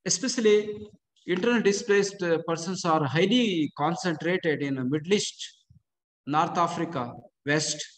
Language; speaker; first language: English; non-native, local second language; Kannada